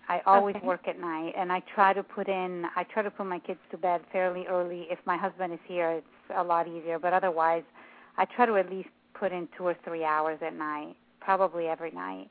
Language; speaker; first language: English; non-native, fluent; Italian